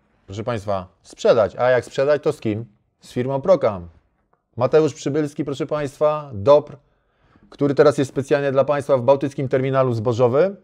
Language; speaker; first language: Polish; native; Polish